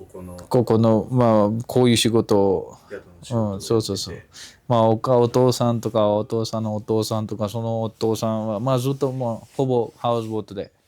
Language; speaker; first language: Japanese; non-native, fluent; Kashmiri